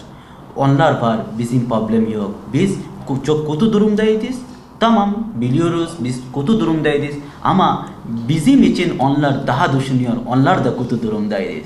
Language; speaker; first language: Turkish; non-native, learner; Bangla